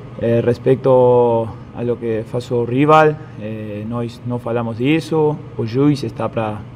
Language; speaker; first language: Portuguese; non-native, fluent; Spanish